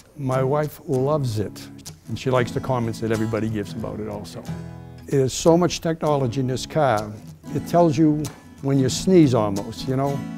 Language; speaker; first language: English; native; English